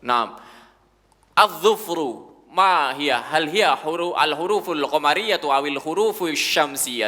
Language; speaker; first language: Arabic; non-native, fluent; Indonesian